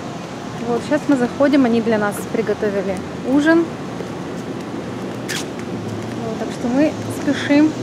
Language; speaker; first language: Russian; native; Russian